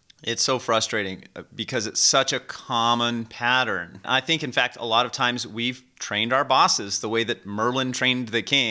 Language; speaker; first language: English; native; English